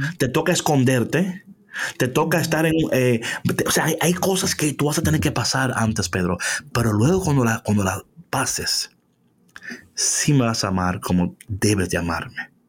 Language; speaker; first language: Spanish; early bilingual, heritage; Spanish